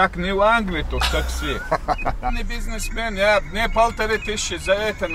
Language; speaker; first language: Russian; non-native, local second language; Chechen